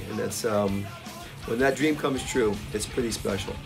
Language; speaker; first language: English; native; English